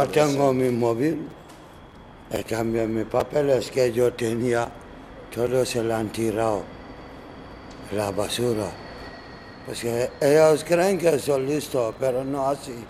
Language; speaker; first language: Spanish; non-native, learner; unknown